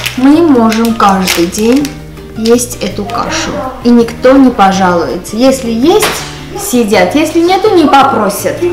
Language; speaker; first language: Russian; non-native, local second language; Armenian